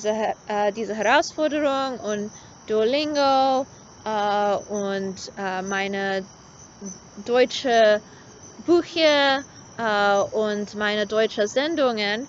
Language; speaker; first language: German; non-native, learner; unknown